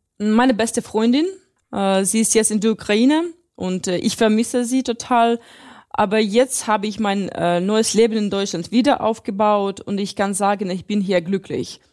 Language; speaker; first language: German; non-native, fluent; Russian